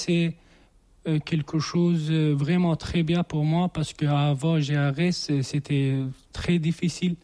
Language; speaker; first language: French; non-native, learner; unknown